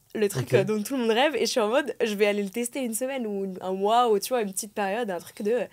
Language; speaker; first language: French; native; French